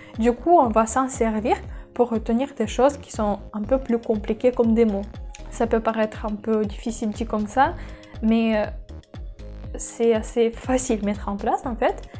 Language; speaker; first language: French; non-native, fluent; Russian